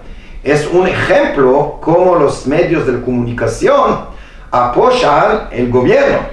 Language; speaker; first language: Spanish; non-native, fluent; Hebrew